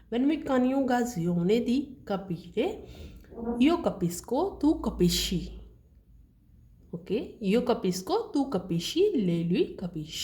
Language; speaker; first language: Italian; non-native, learner; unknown